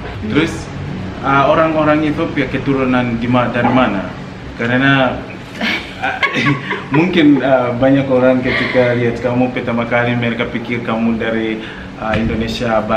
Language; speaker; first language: Indonesian; non-native, fluent; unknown